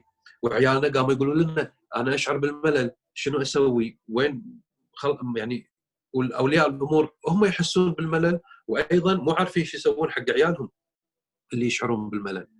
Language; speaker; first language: Arabic; native; Arabic